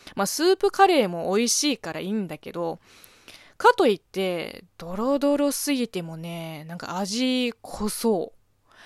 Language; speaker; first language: Japanese; non-native, fluent; Chinese